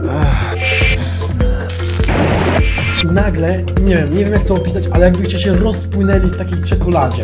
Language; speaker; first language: Polish; native; Polish